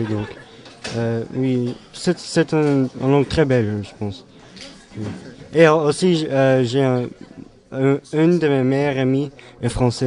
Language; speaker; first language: French; non-native, learner; English